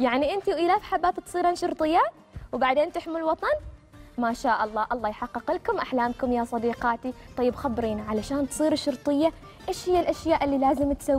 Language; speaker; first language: Arabic; native; Arabic